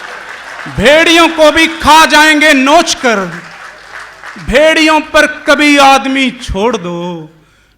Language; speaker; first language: Hindi; native; Hindi